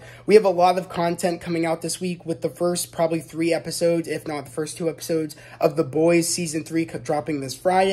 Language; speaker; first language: English; native; English